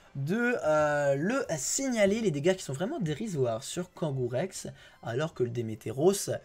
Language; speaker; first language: French; native; French